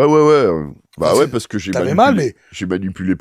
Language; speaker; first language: French; native; French